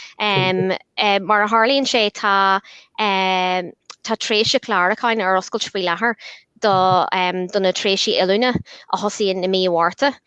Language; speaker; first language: Irish; non-native, local second language; English